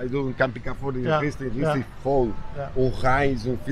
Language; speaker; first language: German; non-native, learner; Spanish